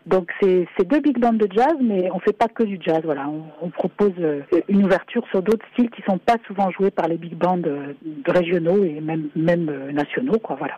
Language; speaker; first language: French; native; French